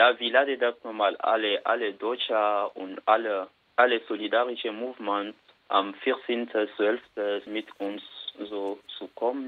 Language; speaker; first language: German; non-native, learner; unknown